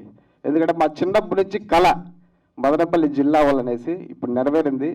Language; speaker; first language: Telugu; native; Telugu